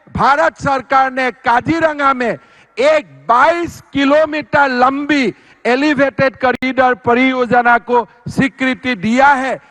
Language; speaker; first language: Hindi; non-native, local second language; Assamese